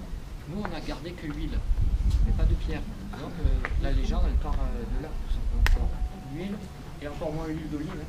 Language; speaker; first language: French; native; French